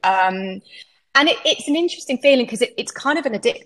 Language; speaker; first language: English; native; English